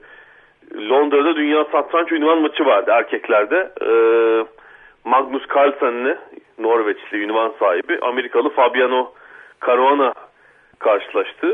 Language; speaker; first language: Turkish; native; Turkish